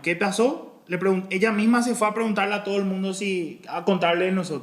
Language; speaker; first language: Spanish; native; Spanish